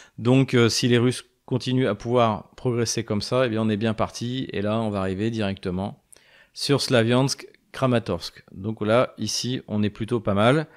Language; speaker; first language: French; native; French